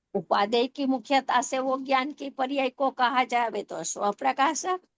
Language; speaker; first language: Hindi; non-native, local second language; Gujarati